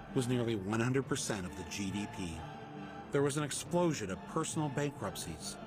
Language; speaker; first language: English; native; English